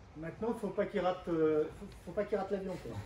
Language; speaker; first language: French; native; French